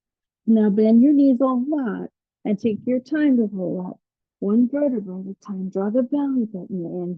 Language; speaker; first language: English; native; English